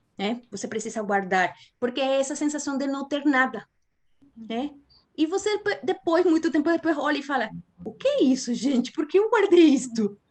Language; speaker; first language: Portuguese; non-native, fluent; Spanish